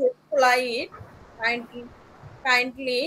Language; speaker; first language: English; non-native, learner; Bangla